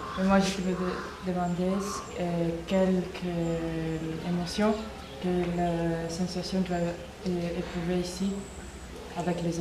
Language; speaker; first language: French; non-native, learner; Italian